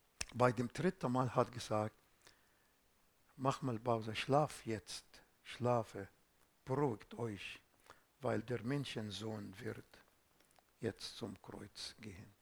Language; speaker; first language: German; non-native, fluent; Arabic